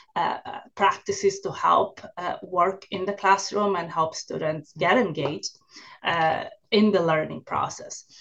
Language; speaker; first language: English; non-native, fluent; Polish